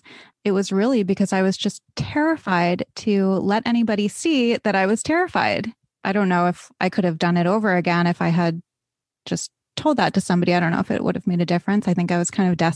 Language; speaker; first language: English; native; English